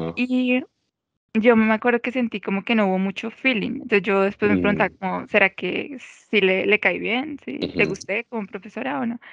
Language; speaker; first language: Spanish; native; Spanish